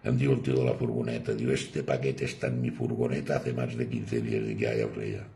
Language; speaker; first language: Spanish; non-native, local second language; Catalan